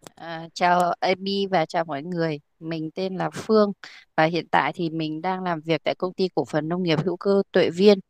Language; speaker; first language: Vietnamese; native; Vietnamese